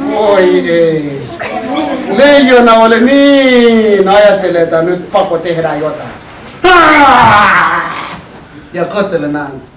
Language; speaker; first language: Finnish; non-native, learner; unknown